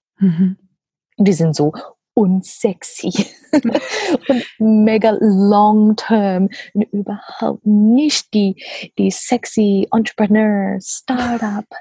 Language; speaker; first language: German; non-native, learner; English